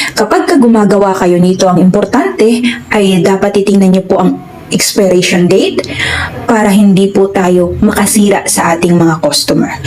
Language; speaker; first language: Filipino; non-native, local second language; Waray